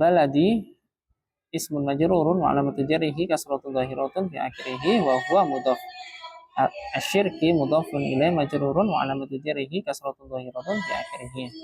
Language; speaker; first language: Arabic; non-native, fluent; Indonesian